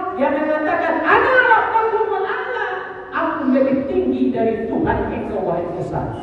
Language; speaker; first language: Indonesian; non-native, local second language; Minangkabau